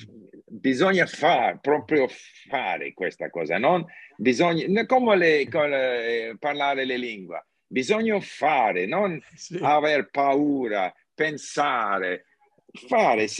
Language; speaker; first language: Italian; non-native, learner; English